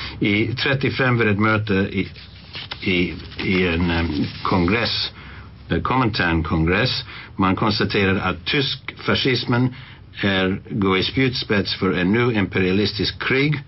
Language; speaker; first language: Swedish; non-native, fluent; English